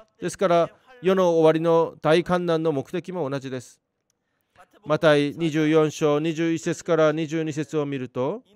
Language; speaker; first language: Japanese; non-native, fluent; Korean